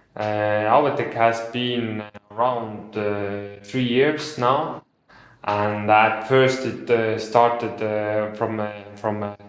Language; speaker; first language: English; non-native, fluent; Estonian